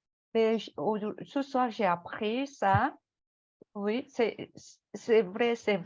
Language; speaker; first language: French; non-native, learner; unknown